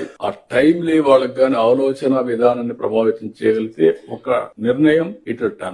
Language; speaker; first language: Telugu; native; Telugu